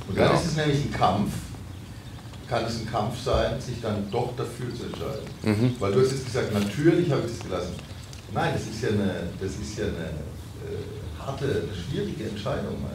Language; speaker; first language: German; native; German